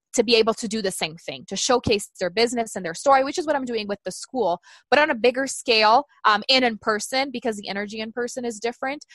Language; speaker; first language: English; non-native, fluent; Portuguese